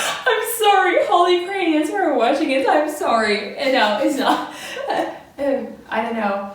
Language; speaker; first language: English; non-native, fluent; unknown